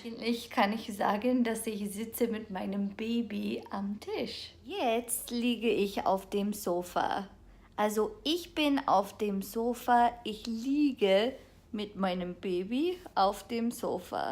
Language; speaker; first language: German; non-native, fluent; English